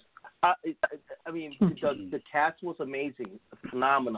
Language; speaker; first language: English; non-native, fluent; Korean